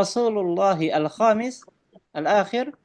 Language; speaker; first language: Arabic; non-native, fluent; Indonesian